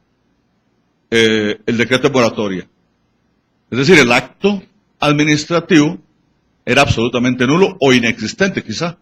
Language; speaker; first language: Spanish; native; Spanish